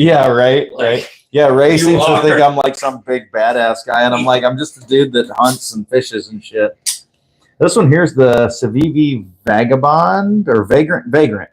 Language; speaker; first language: English; native; English